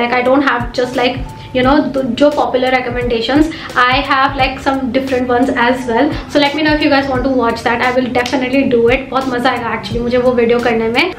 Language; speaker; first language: English; non-native, local second language; Hindi